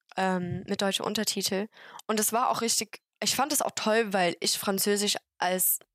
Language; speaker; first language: German; non-native, fluent; English